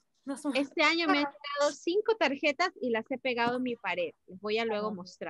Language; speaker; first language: Spanish; native; Spanish